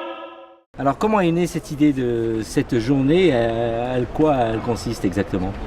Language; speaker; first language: French; native; French